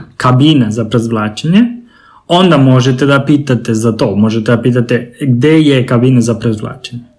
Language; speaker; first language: Serbian; non-native, learner; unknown